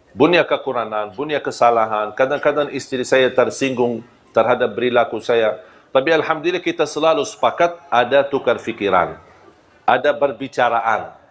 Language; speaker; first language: Malay; non-native, fluent; Arabic